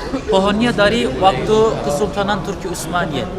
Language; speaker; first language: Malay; non-native, fluent; Turkish